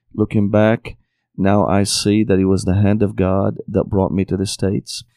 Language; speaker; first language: English; non-native, fluent; Arabic